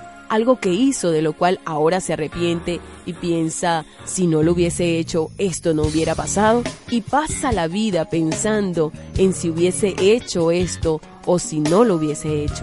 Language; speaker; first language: Spanish; native; Spanish